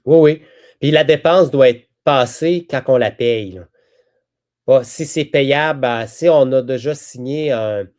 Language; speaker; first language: French; native; French